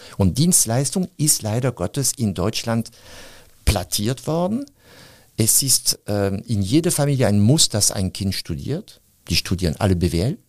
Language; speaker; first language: German; non-native, fluent; French